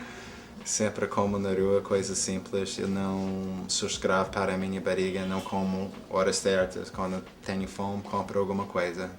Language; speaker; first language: Portuguese; non-native, fluent; English